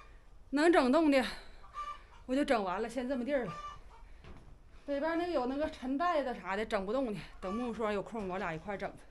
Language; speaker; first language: Chinese; native; Chinese